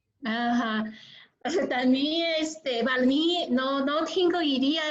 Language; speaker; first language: Spanish; non-native, learner; Chinese